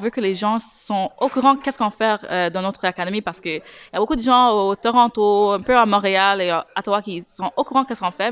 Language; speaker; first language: French; native; French